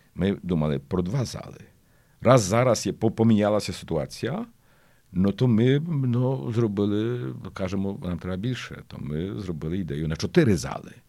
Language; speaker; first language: Ukrainian; early bilingual, heritage; Ukrainian